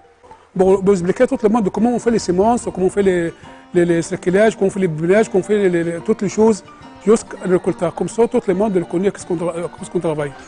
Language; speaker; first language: French; non-native, learner; Arabic